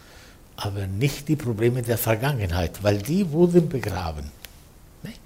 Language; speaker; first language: German; non-native, fluent; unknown